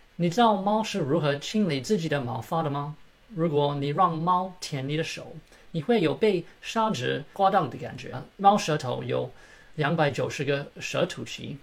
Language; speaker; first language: Chinese; early bilingual, heritage; Chinese